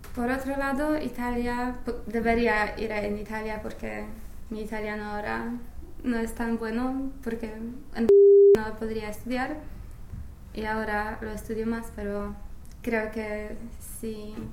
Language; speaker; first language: Spanish; non-native, fluent; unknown